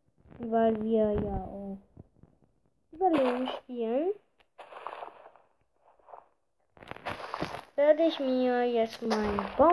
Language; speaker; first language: German; early bilingual, other home language; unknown